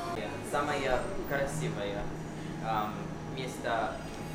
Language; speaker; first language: Russian; non-native, learner; English